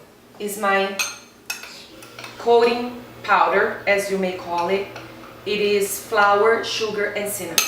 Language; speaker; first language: English; non-native, fluent; Portuguese